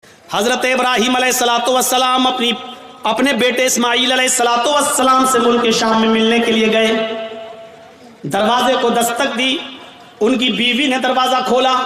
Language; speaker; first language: Urdu; native; Urdu